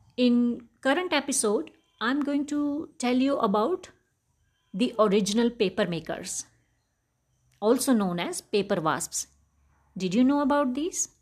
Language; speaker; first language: English; non-native, local second language; Dogri